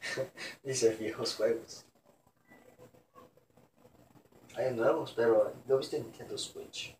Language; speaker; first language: Spanish; early bilingual, heritage; Spanish